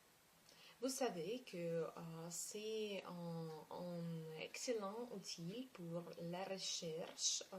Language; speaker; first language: French; non-native, learner; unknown